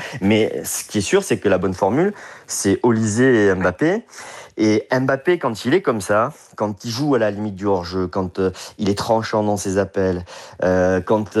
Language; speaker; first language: French; native; French